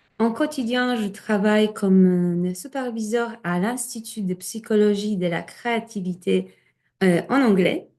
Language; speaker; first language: French; non-native, fluent; Polish